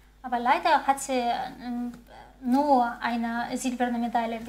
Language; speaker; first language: German; non-native, fluent; Chinese